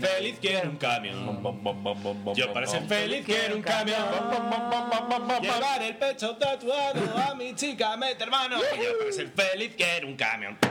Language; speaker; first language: Spanish; native; Spanish